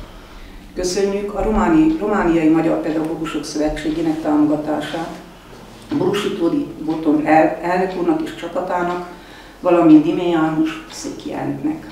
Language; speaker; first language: Hungarian; native; Hungarian